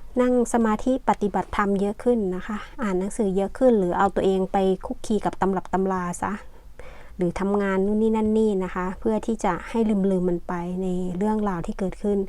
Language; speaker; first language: Thai; native; Thai